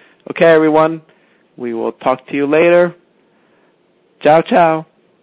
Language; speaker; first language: English; native; English